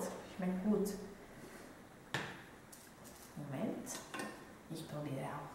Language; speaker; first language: German; non-native, fluent; Italian